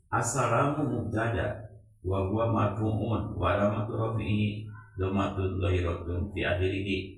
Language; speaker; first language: Arabic; non-native, learner; Indonesian